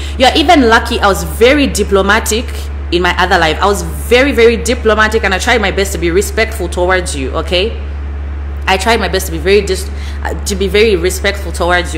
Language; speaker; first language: English; non-native, local second language; Bemba